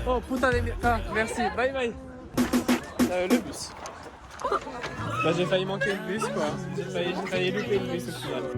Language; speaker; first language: French; native; French